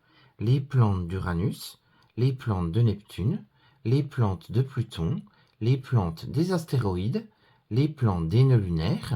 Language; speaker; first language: French; native; French